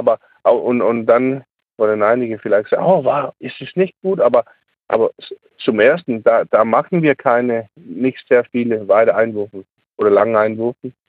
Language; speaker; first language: German; non-native, learner; Danish